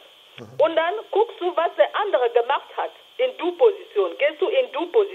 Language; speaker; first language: German; non-native, fluent; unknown